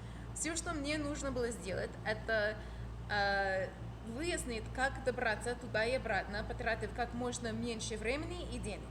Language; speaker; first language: Russian; non-native, fluent; English